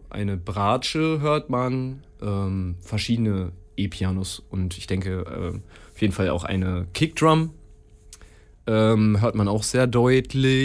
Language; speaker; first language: German; native; German